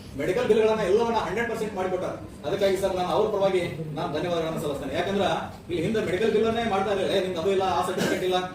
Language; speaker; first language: Kannada; native; Kannada